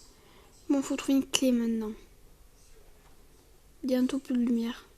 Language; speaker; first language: French; native; French